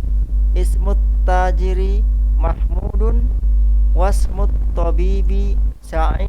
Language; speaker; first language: Arabic; non-native, learner; Indonesian